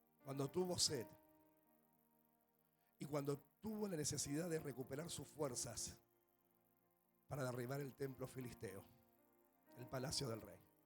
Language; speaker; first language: Spanish; native; Spanish